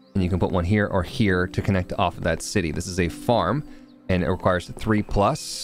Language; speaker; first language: English; native; English